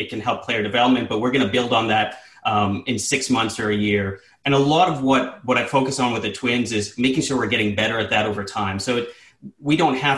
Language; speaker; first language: English; native; English